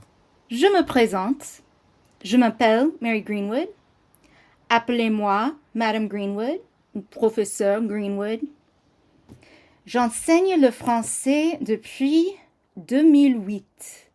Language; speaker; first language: French; non-native, fluent; English